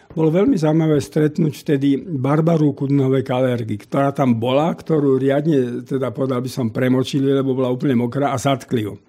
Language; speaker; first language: Slovak; native; Slovak